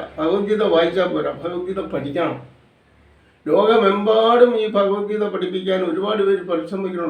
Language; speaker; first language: Malayalam; native; Malayalam